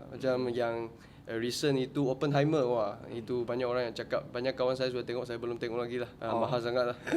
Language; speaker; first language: Malay; non-native, local second language; Chinese